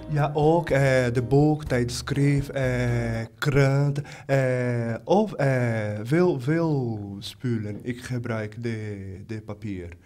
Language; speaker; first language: Dutch; non-native, learner; Portuguese